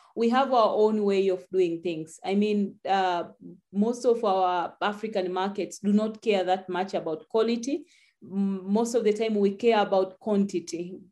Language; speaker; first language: English; non-native, local second language; Swahili